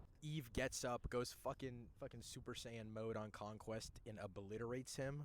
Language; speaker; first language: English; native; English